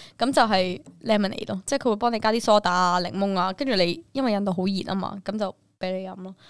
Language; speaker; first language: Cantonese; early bilingual, other home language; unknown